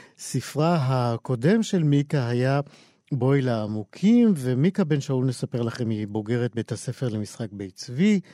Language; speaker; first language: Hebrew; native; Hebrew